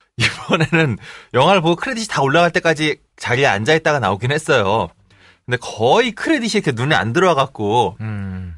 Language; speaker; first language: Korean; native; Korean